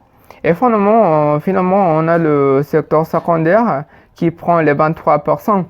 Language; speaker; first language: French; non-native, fluent; Spanish